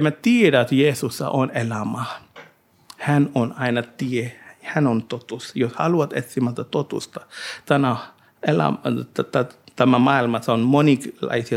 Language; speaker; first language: Finnish; non-native, learner; Hindi